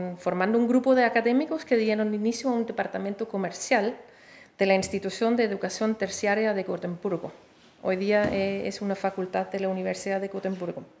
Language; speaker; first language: Spanish; non-native, fluent; Danish